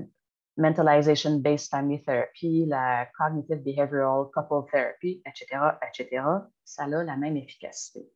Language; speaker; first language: French; native; French